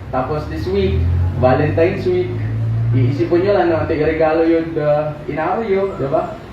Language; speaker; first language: Filipino; non-native, local second language; Pangasinan